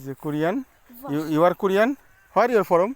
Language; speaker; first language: English; non-native, learner; Bangla